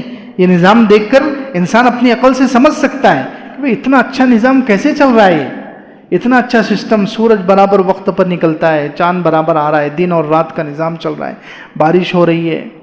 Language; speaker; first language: Urdu; native; Urdu